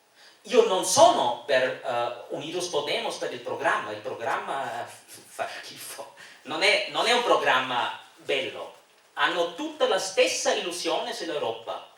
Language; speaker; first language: Italian; non-native, fluent; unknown